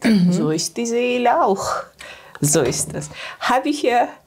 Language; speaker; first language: German; non-native, learner; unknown